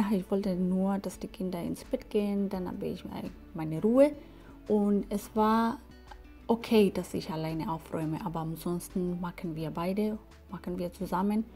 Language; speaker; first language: German; non-native, fluent; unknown